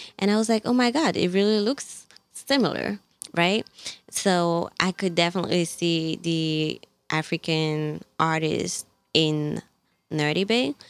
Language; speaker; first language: English; non-native, fluent; French